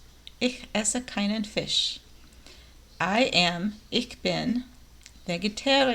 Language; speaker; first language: German; non-native, learner; English